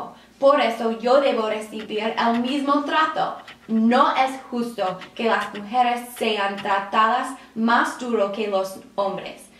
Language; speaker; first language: Spanish; non-native, learner; English